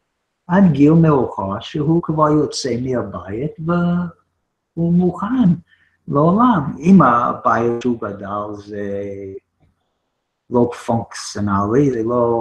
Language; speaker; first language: Hebrew; non-native, fluent; English